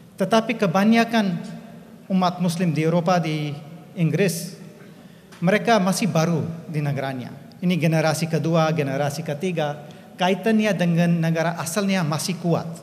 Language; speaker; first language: Indonesian; non-native, fluent; English